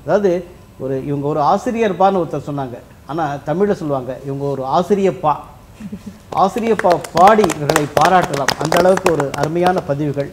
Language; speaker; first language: Tamil; native; Tamil